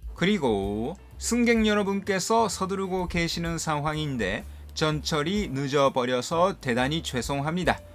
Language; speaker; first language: Korean; non-native, fluent; Japanese